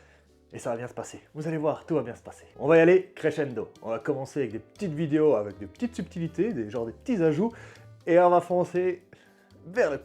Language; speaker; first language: French; native; French